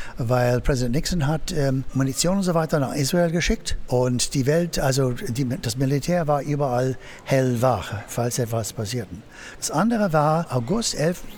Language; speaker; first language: German; non-native, fluent; English